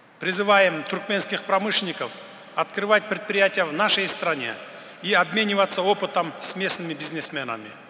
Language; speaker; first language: Russian; non-native, local second language; Kyrgyz